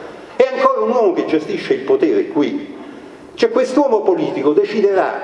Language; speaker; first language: Italian; native; Italian